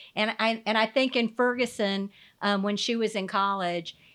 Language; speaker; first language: English; native; English